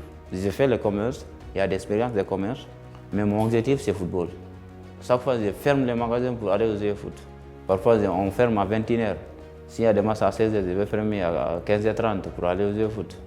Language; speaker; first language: French; non-native, learner; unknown